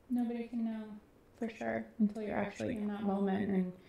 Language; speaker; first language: English; native; English